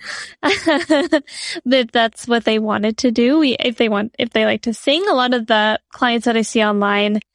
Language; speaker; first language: English; native; English